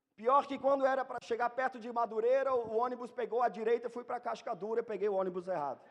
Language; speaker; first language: Portuguese; non-native, fluent; German